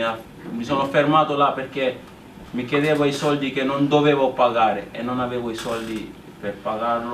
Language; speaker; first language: Italian; non-native, learner; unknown